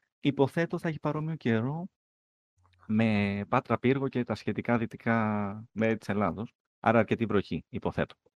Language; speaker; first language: Greek; native; Greek